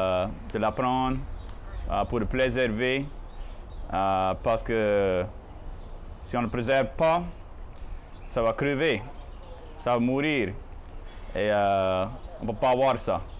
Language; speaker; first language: French; non-native, local second language; English